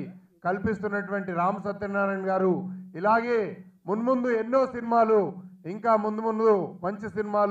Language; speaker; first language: Telugu; native; Telugu